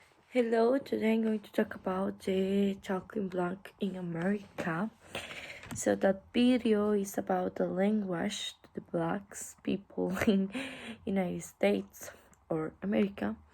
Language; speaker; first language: English; non-native, learner; Spanish